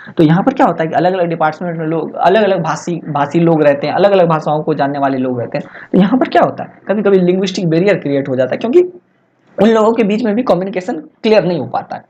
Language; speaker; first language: Hindi; native; Hindi